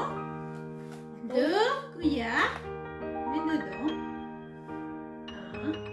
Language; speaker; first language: French; non-native, learner; Hmong